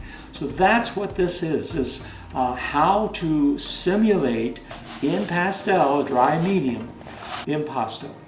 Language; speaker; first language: English; native; English